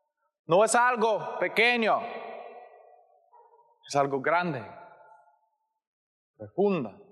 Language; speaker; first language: Spanish; non-native, learner; English